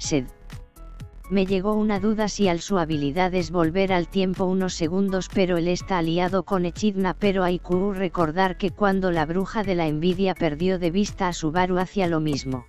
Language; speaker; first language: Spanish; native; Spanish